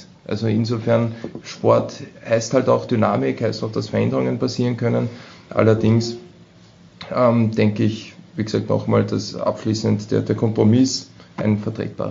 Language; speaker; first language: German; native; German